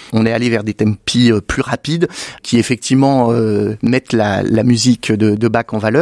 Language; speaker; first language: French; native; French